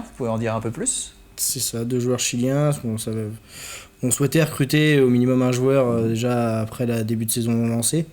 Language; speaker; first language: French; native; French